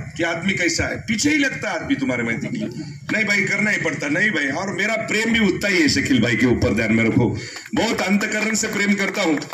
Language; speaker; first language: Hindi; non-native, local second language; Marathi